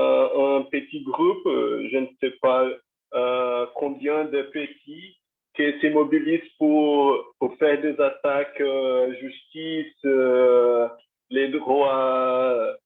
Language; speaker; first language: French; non-native, learner; Portuguese